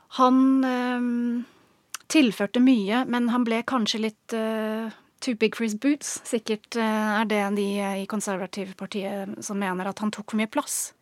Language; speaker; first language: Norwegian; non-native, fluent; English